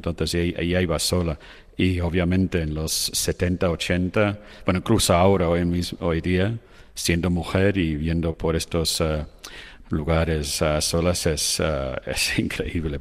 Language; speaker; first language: Spanish; non-native, fluent; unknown